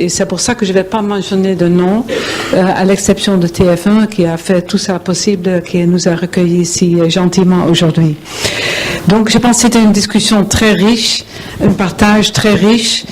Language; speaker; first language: French; non-native, fluent; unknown